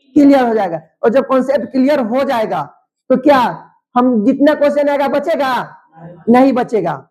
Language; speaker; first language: Hindi; native; Hindi